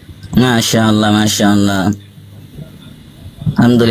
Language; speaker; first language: Arabic; non-native, learner; Indonesian